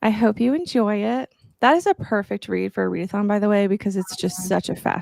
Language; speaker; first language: English; native; English